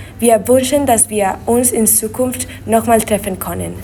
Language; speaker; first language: German; non-native, learner; Spanish